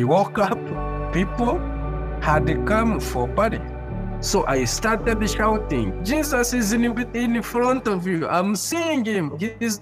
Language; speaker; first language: English; non-native, local second language; Kinyarwanda